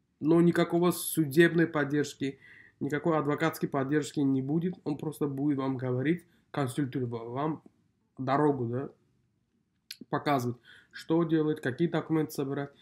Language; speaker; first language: Russian; non-native, local second language; Uzbek